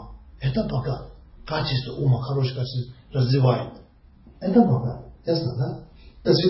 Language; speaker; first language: Russian; non-native, learner; Tibetan